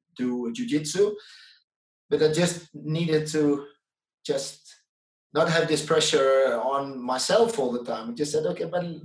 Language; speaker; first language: English; non-native, fluent; Dutch